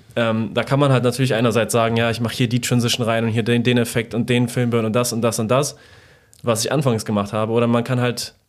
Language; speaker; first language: German; early bilingual, other home language; Polish